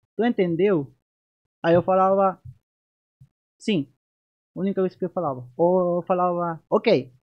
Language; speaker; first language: Portuguese; non-native, fluent; Spanish